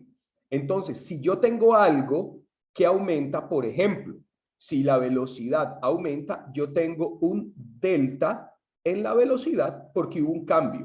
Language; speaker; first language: Spanish; native; Spanish